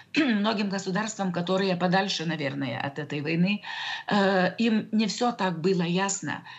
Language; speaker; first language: Russian; non-native, local second language; Lithuanian